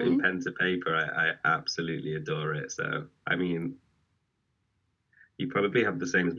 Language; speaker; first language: English; native; English